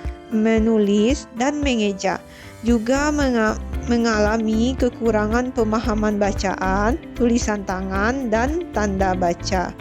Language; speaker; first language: Indonesian; native; Indonesian